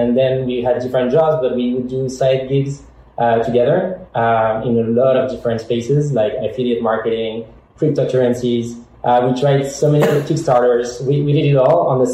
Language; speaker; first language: English; non-native, fluent; French